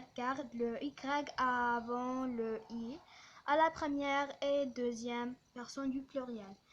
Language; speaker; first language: French; non-native, local second language; Arabic